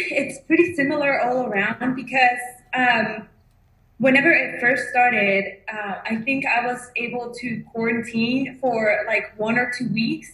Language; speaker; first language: English; non-native, fluent; Spanish